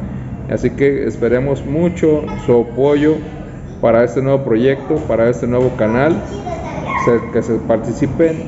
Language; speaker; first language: Spanish; native; Spanish